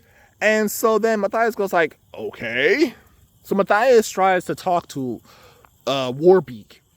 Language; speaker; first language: English; native; English